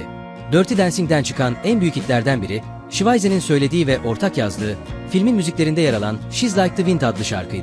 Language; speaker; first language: Turkish; native; Turkish